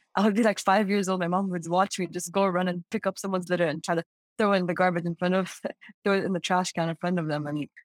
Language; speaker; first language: English; non-native, fluent; Arabic